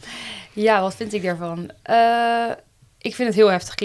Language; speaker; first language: Dutch; native; Dutch